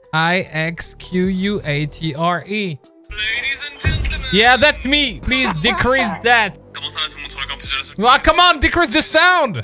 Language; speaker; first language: English; non-native, fluent; French